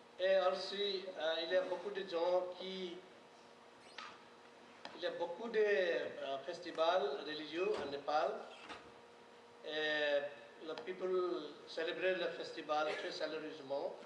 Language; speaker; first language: French; non-native, learner; Nepali